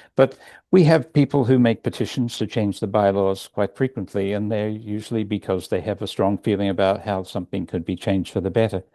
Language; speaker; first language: English; native; English